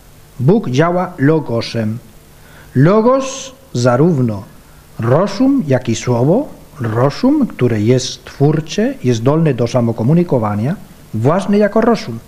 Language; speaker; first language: Polish; non-native, fluent; Spanish